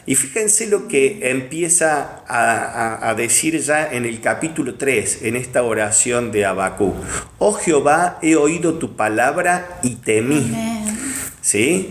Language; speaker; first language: Spanish; native; Spanish